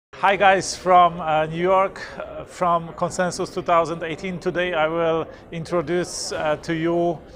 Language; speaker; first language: English; non-native, fluent; Polish